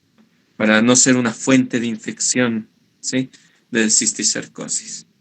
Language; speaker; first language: Spanish; native; Spanish